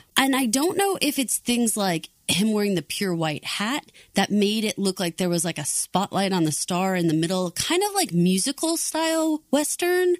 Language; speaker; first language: English; native; English